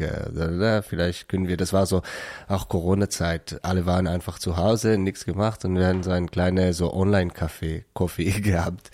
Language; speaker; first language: German; non-native, learner; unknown